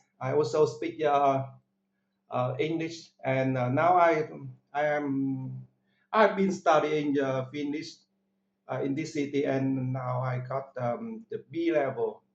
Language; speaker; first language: English; non-native, learner; Vietnamese